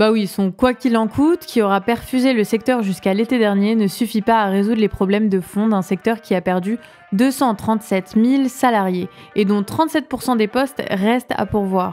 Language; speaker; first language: French; native; French